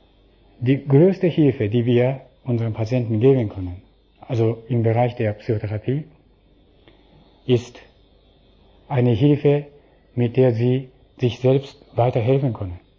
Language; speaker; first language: German; non-native, fluent; Japanese